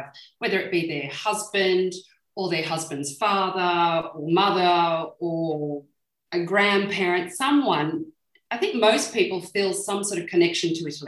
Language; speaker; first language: English; native; English